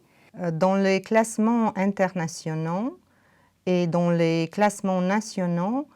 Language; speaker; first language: French; non-native, fluent; Romanian